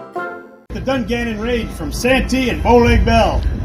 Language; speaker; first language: English; native; English